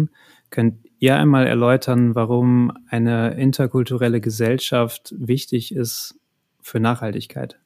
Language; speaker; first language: German; native; German